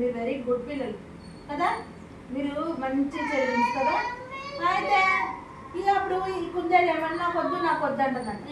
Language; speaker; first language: Telugu; native; Telugu